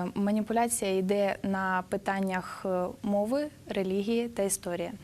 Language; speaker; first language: Ukrainian; native; Ukrainian